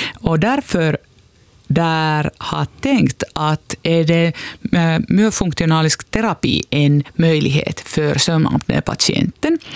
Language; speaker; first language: Swedish; non-native, local second language; Finnish